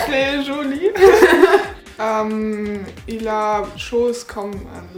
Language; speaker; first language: French; non-native, learner; German